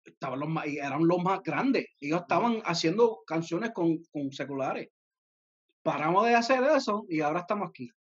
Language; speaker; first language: Spanish; early bilingual, heritage; Spanish